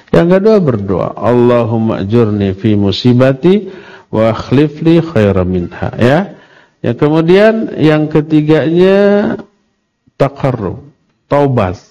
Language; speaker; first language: Indonesian; non-native, local second language; Sundanese